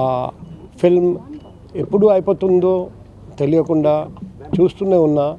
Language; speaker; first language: Telugu; non-native, local second language; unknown